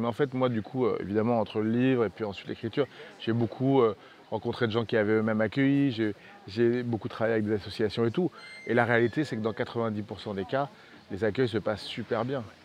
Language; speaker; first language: French; native; French